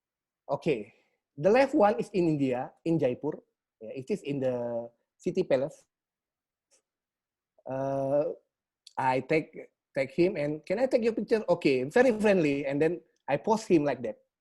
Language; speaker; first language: English; non-native, learner; Indonesian